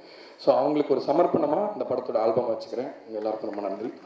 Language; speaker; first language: Tamil; native; Tamil